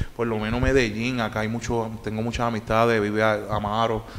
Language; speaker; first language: Spanish; native; Spanish